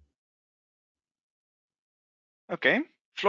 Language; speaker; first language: German; non-native, learner; Dutch